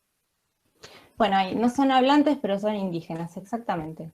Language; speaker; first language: Spanish; native; Spanish